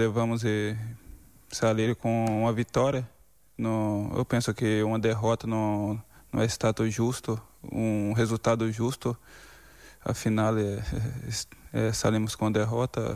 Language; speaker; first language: Spanish; non-native, learner; Portuguese